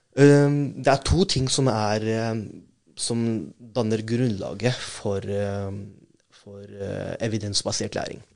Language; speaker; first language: Norwegian; non-native, fluent; Urdu